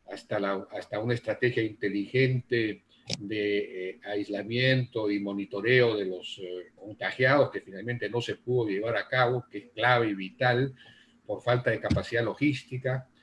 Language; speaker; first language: Spanish; native; Spanish